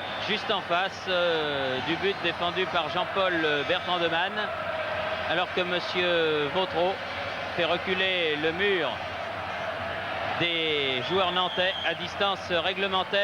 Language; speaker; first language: French; native; French